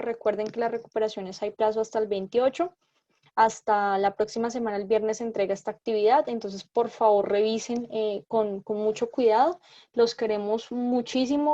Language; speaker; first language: Spanish; native; Spanish